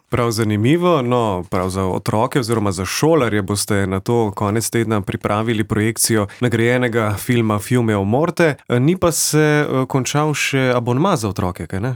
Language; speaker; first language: Slovenian; native; Slovenian